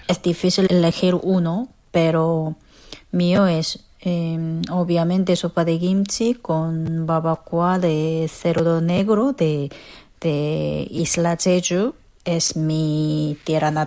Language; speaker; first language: Spanish; non-native, fluent; Korean